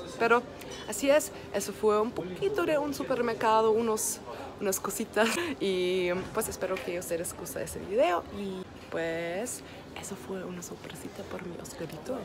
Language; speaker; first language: Spanish; non-native, learner; German